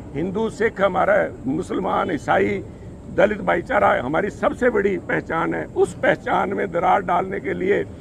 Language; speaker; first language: Hindi; non-native, local second language; Punjabi